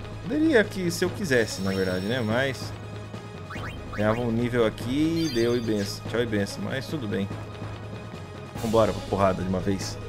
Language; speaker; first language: Portuguese; native; Portuguese